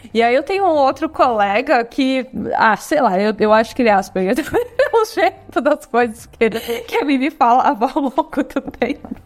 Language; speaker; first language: Portuguese; native; Portuguese